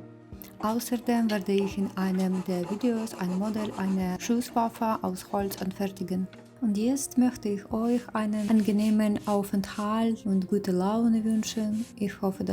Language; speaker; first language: German; non-native, learner; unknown